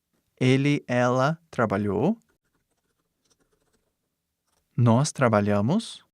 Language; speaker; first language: Portuguese; non-native, fluent; English